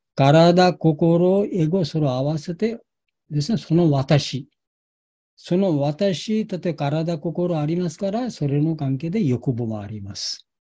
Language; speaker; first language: Japanese; non-native, learner; Bangla